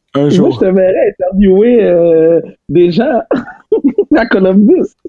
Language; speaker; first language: French; native; French